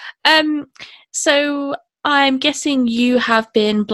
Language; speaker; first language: English; native; English